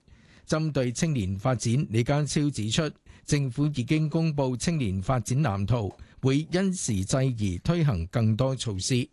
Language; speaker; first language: Cantonese; native; Cantonese